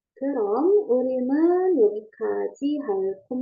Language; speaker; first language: Korean; non-native, fluent; Indonesian